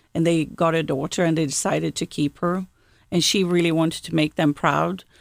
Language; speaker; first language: English; non-native, fluent; Swedish